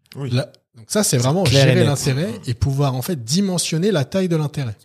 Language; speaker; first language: French; native; French